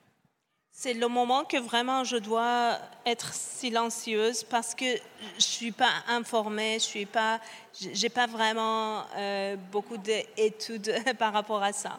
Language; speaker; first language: French; non-native, fluent; Persian